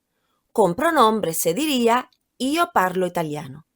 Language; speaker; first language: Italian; non-native, fluent; Spanish